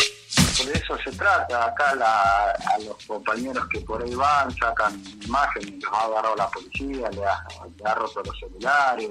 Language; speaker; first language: Spanish; native; Spanish